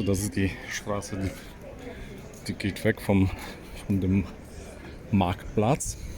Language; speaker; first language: German; non-native, fluent; Polish